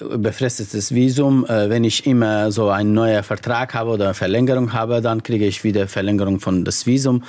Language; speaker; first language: German; non-native, learner; Persian